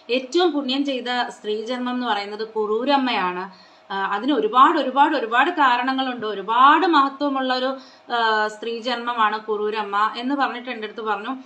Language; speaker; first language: Malayalam; non-native, local second language; Konkani